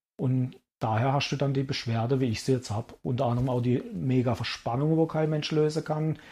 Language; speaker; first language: German; early bilingual, other home language; Italian